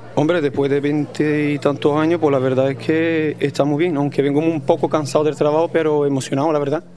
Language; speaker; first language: Spanish; early bilingual, other home language; Albanian